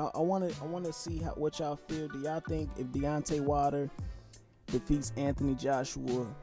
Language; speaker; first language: English; native; English